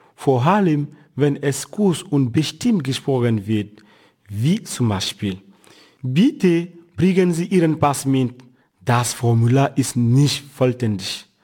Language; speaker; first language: German; non-native, fluent; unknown